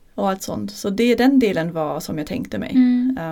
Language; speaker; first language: Swedish; non-native, fluent; German